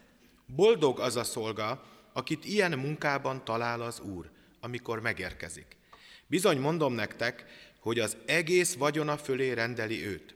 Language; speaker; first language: Hungarian; native; Hungarian